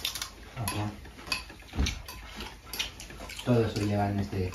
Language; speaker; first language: Spanish; early bilingual, heritage; Spanish